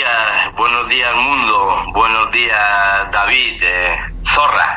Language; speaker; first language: Spanish; native; Spanish